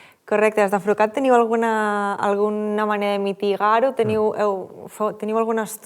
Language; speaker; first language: Catalan; native; Catalan